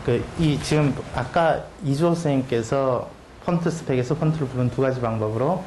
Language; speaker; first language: Korean; native; Korean